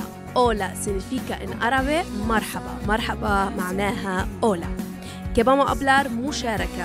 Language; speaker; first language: Spanish; non-native, fluent; Arabic